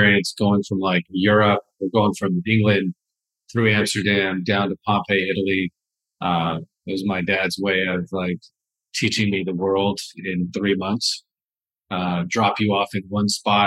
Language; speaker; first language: English; native; English